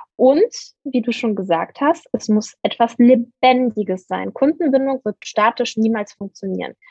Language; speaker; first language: German; native; German